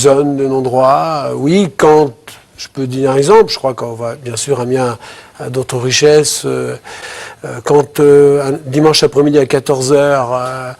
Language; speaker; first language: French; native; French